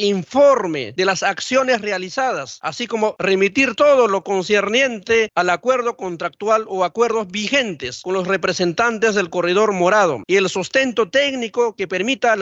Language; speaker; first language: Spanish; native; Spanish